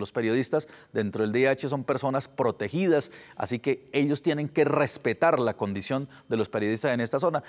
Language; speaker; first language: Spanish; native; Spanish